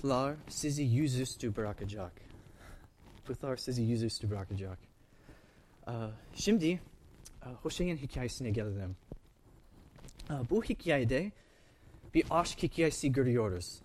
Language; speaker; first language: Turkish; non-native, fluent; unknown